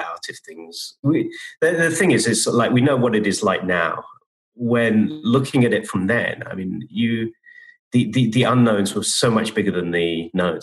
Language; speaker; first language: English; native; English